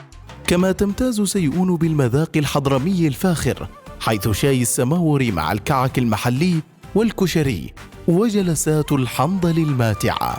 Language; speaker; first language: Arabic; native; Arabic